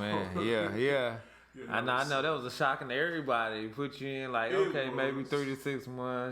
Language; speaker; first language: English; native; English